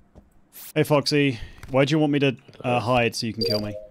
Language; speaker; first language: English; native; English